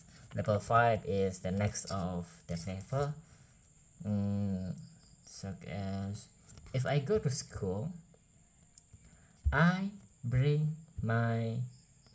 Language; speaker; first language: English; non-native, learner; Indonesian